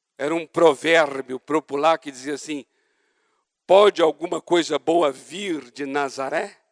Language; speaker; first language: Portuguese; native; Portuguese